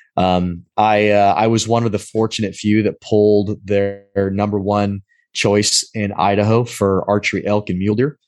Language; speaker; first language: English; native; English